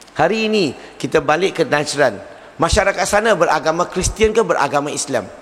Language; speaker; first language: Malay; non-native, local second language; Chinese